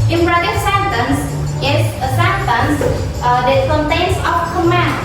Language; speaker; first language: English; non-native, learner; Indonesian